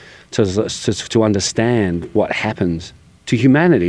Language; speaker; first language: English; native; English